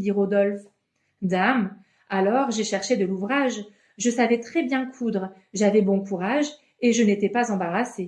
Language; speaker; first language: French; native; French